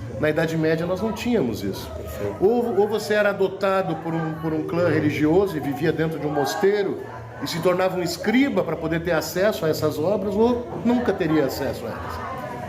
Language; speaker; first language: Portuguese; native; Portuguese